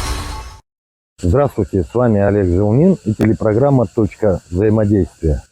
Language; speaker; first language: Russian; native; Russian